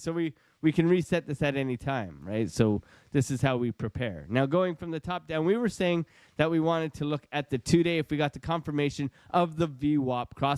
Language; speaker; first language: English; native; English